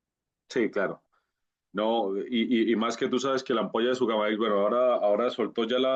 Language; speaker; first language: Spanish; native; Spanish